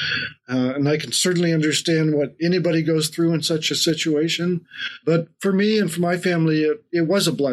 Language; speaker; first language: English; native; English